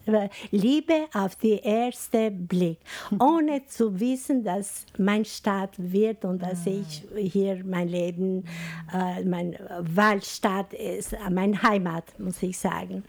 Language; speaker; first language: German; non-native, fluent; Albanian